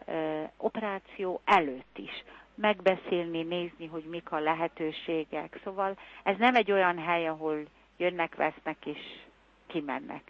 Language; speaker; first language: Hungarian; early bilingual, heritage; Hungarian